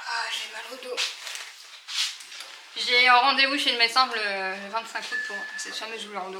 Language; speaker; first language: French; native; French